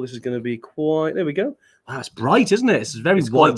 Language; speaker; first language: English; native; English